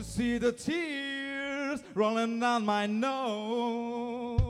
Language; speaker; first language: English; non-native, fluent; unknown